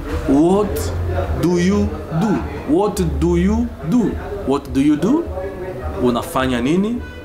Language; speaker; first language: English; non-native, fluent; Rundi